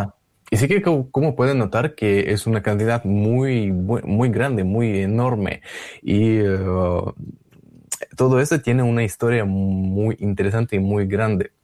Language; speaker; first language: Spanish; non-native, learner; Russian